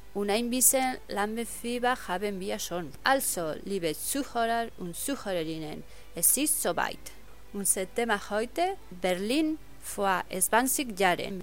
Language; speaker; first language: German; non-native, fluent; Spanish